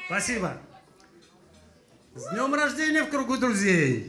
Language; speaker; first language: Russian; native; Russian